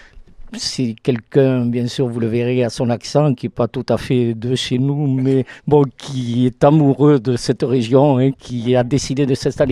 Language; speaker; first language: French; native; French